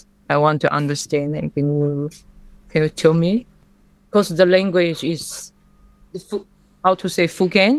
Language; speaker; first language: English; non-native, learner; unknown